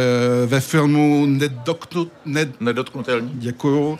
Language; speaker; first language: Czech; early bilingual, heritage; French